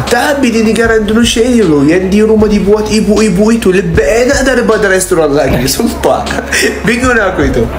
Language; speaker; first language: Indonesian; non-native, fluent; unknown